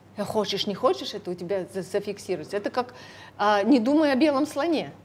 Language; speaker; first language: Russian; non-native, local second language; Lithuanian